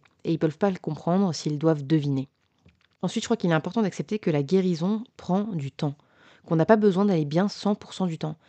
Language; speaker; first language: French; native; French